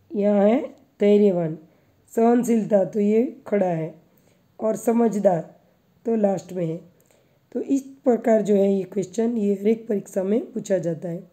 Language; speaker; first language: Hindi; non-native, local second language; Gujarati